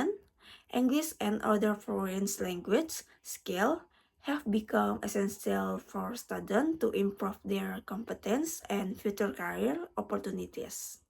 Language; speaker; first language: English; non-native, learner; Indonesian